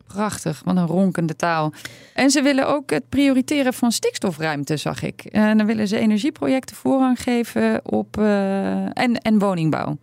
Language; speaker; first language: Dutch; native; Dutch